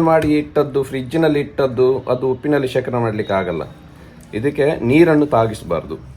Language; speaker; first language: Kannada; non-native, local second language; Tulu